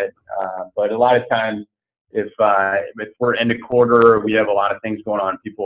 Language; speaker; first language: English; native; English